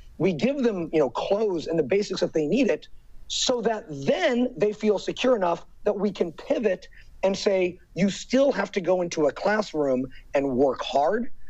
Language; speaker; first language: English; native; English